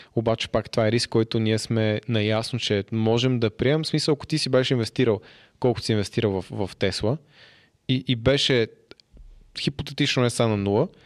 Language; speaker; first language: Bulgarian; native; Bulgarian